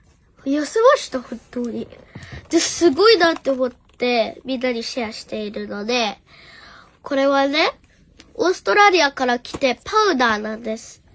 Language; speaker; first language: Japanese; early bilingual, other home language; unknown